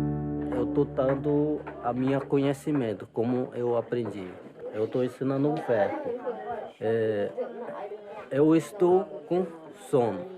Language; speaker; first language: Portuguese; non-native, local second language; Guarani